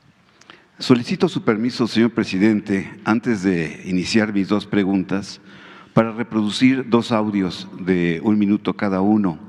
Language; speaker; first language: Spanish; native; Spanish